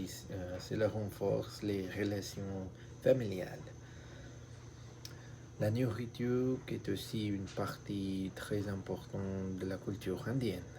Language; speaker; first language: French; non-native, learner; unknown